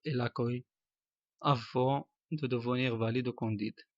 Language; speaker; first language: French; non-native, local second language; Arabic